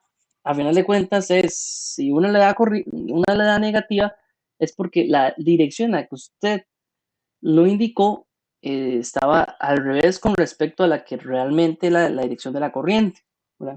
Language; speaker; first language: Spanish; native; Spanish